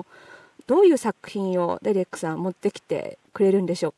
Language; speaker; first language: Japanese; native; Japanese